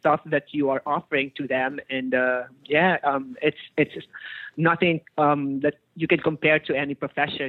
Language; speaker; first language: English; non-native, local second language; Filipino